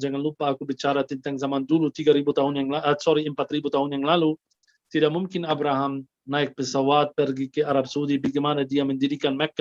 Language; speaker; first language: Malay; non-native, fluent; Arabic